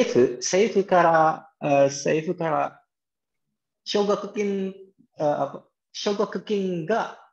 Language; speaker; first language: Japanese; non-native, fluent; Indonesian